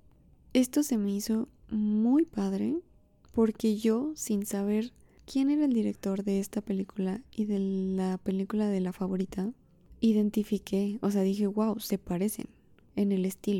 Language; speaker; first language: Spanish; native; Spanish